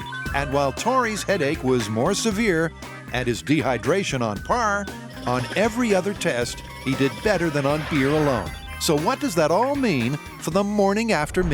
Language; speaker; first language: English; native; English